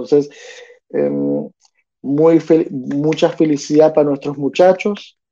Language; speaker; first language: Spanish; early bilingual, heritage; Spanish